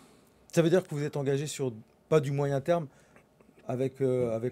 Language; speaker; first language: French; native; French